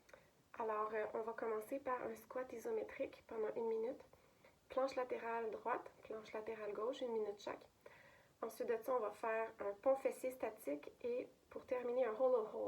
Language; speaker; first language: French; native; French